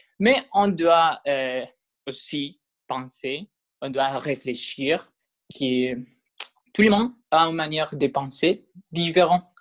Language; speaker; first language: French; non-native, learner; Spanish